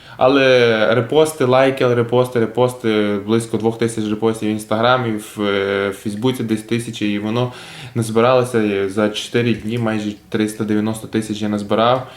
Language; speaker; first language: Ukrainian; native; Ukrainian